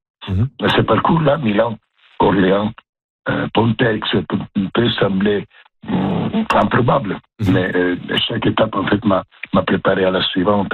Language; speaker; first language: French; non-native, fluent; Italian